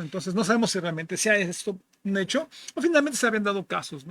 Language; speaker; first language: Spanish; native; Spanish